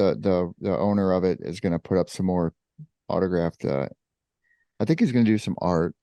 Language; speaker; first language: English; native; English